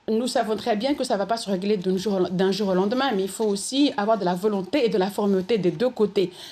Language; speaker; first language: French; non-native, local second language; Comorian